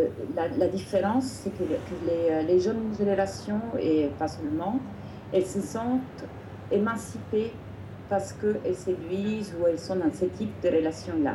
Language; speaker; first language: French; non-native, fluent; Italian